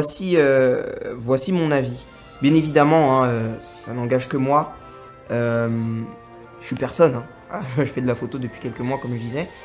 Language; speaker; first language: French; native; French